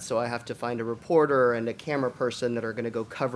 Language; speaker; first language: English; native; English